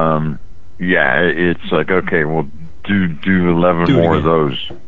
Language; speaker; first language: English; native; English